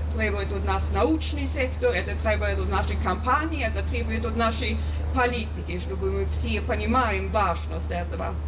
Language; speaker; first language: Russian; non-native, learner; Swedish